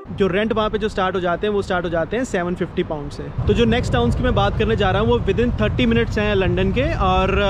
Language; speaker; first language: Hindi; native; Hindi